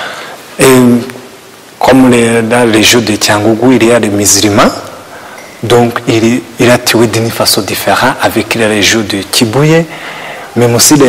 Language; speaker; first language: French; non-native, learner; Kinyarwanda